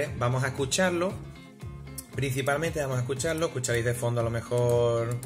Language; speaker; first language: Spanish; native; Spanish